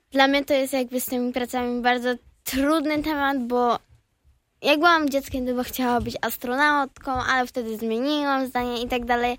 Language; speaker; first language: Polish; early bilingual, heritage; Polish